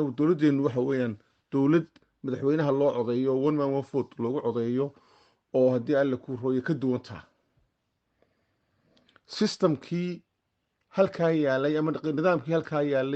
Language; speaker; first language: Somali; native; Somali